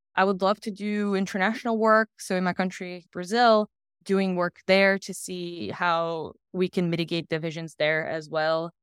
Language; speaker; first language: English; non-native, fluent; Portuguese